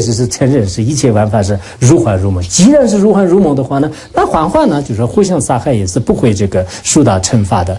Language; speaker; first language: Chinese; non-native, local second language; Tibetan